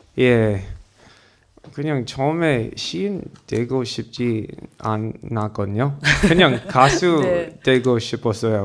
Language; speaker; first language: Korean; non-native, learner; English